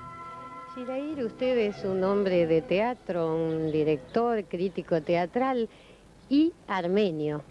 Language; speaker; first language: Spanish; native; Spanish